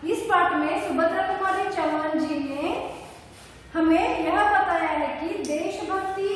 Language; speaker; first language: Hindi; non-native, local second language; Kannada